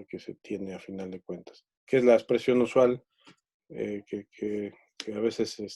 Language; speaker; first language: Spanish; native; Spanish